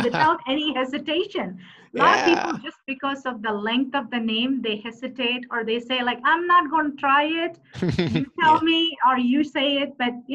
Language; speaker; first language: English; non-native, local second language; Tamil